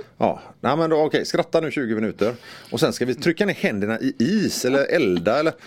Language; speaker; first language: Swedish; native; Swedish